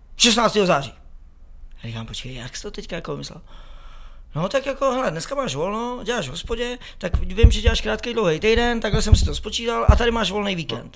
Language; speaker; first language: Czech; native; Czech